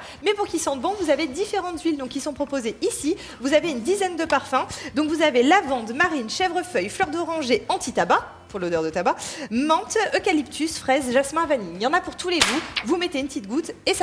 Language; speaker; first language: French; native; French